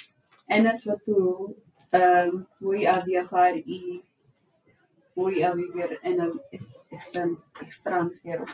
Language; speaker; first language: Spanish; non-native, learner; English